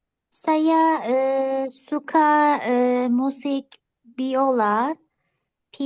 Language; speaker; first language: Indonesian; non-native, learner; Turkish